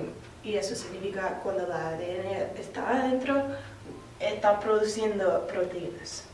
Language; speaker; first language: Spanish; non-native, fluent; English